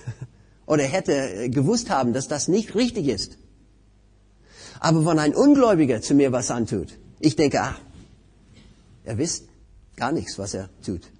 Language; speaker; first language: German; non-native, fluent; English